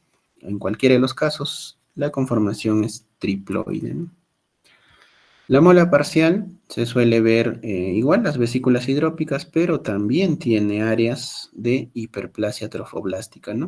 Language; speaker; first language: Spanish; native; Spanish